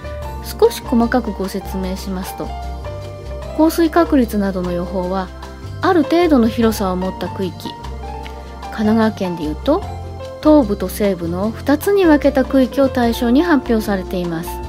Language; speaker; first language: Japanese; native; Japanese